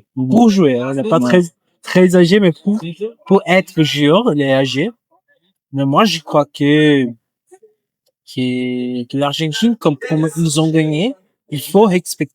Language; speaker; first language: French; non-native, learner; Portuguese